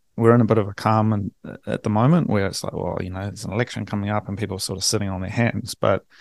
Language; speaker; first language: English; native; English